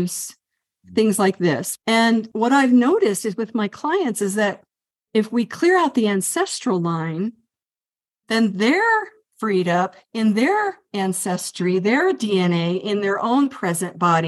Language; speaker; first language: English; native; English